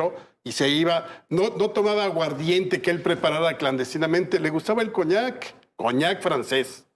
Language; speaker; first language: Spanish; native; Spanish